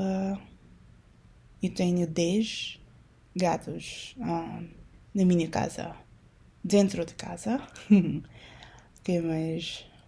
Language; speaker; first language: Portuguese; non-native, learner; Min Nan Chinese